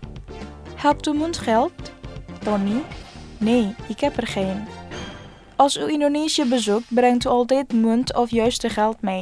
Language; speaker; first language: Dutch; non-native, learner; Indonesian